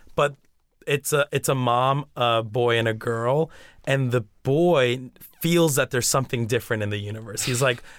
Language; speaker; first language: English; early bilingual, other home language; Spanish